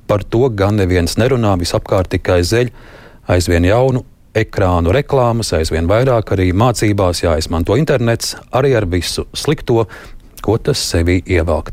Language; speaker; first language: Latvian; native; Latvian